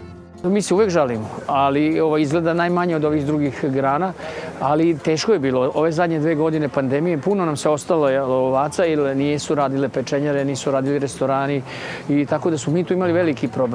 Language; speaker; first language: Serbian; native; Serbian